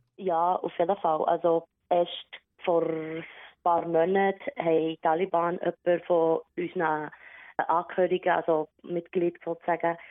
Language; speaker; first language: German; early bilingual, other home language; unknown